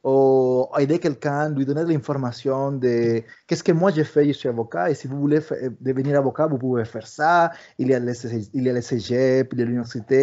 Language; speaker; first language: French; early bilingual, other home language; Spanish